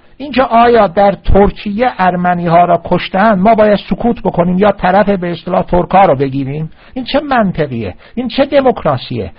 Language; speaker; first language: Persian; non-native, local second language; Azerbaijani